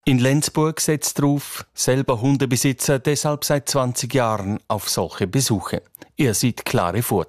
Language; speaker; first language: German; native; German